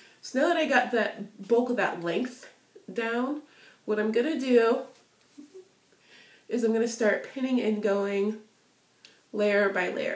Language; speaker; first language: English; native; English